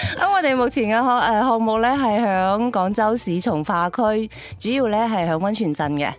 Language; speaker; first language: Cantonese; native; Cantonese